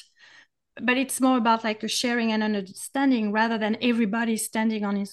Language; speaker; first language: English; non-native, fluent; French